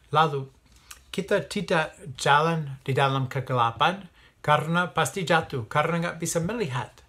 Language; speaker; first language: Indonesian; non-native, fluent; English